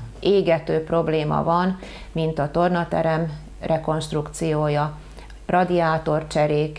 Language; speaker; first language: Hungarian; native; Hungarian